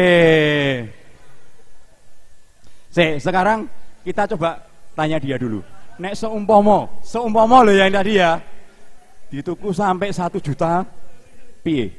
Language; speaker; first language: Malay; non-native, local second language; Javanese